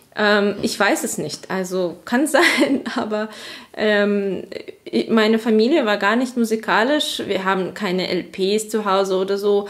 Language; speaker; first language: German; non-native, fluent; Azerbaijani